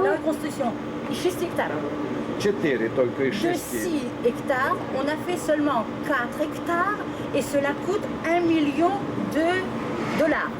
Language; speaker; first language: French; non-native, fluent; Ukrainian